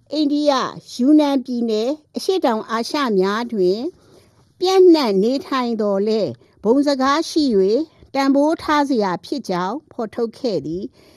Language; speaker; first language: Burmese; non-native, local second language; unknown